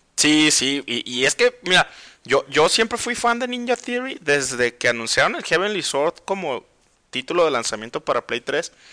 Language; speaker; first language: Spanish; native; Spanish